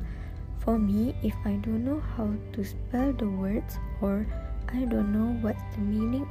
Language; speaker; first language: English; non-native, local second language; Malay